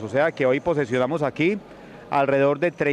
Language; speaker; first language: Spanish; native; Spanish